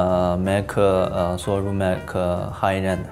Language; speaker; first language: Armenian; non-native, learner; Chinese